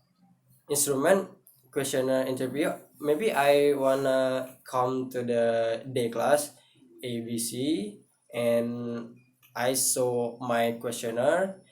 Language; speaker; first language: English; non-native, learner; Indonesian